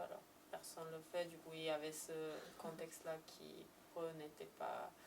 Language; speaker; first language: French; non-native, fluent; Serbian